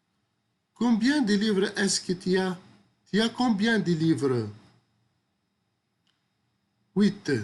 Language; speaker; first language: French; non-native, fluent; Arabic